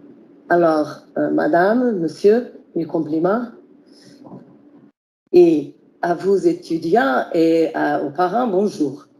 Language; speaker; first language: French; non-native, fluent; Portuguese